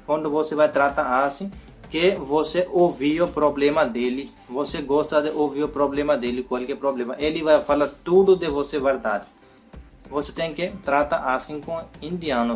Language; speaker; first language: Portuguese; non-native, learner; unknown